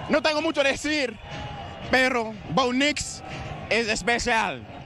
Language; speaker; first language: Spanish; non-native, learner; English